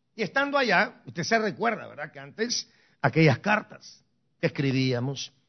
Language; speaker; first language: Spanish; native; Spanish